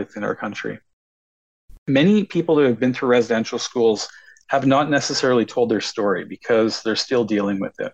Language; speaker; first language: English; native; English